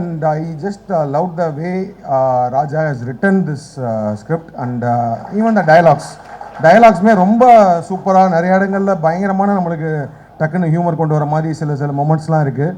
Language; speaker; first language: Tamil; native; Tamil